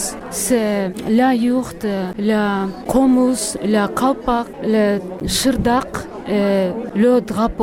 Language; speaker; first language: French; non-native, learner; Kyrgyz